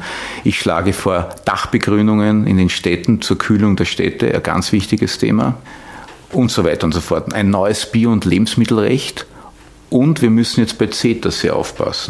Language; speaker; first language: German; native; German